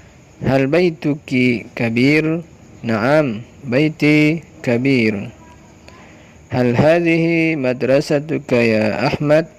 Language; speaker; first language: Arabic; non-native, learner; Indonesian